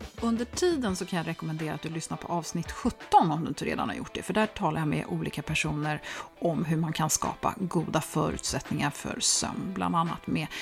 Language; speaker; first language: Swedish; native; Swedish